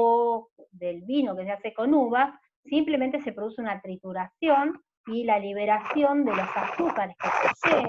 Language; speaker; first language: Spanish; native; Spanish